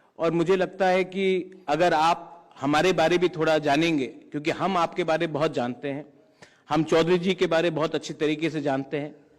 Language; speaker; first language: Hindi; non-native, local second language; Kok Borok